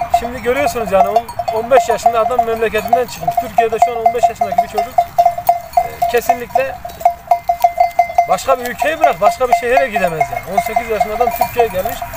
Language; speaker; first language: Turkish; native; Turkish